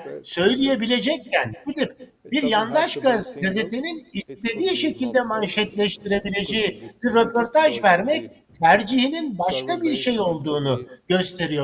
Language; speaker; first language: Turkish; native; Turkish